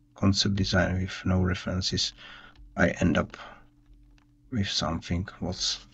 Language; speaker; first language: English; non-native, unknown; Czech